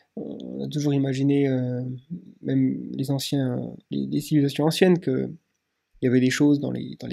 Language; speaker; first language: French; native; French